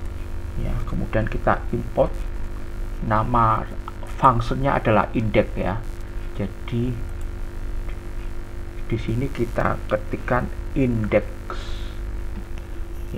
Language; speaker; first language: Indonesian; native; Indonesian